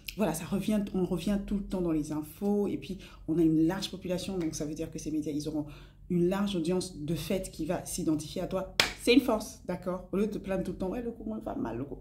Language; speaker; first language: French; non-native, local second language; Lingala